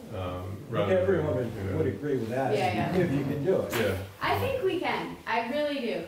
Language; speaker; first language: English; native; English